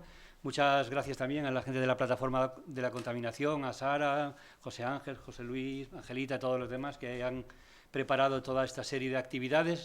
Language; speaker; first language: Spanish; native; Spanish